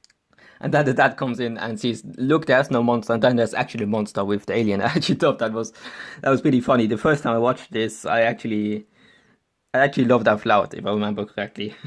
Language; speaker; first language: English; non-native, fluent; German